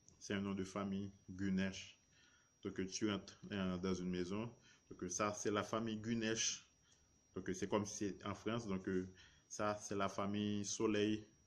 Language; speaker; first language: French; non-native, local second language; Haitian Creole